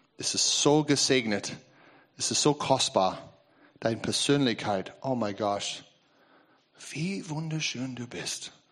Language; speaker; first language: German; non-native, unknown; English